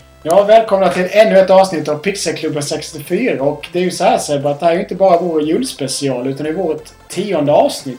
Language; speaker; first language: Swedish; native; Swedish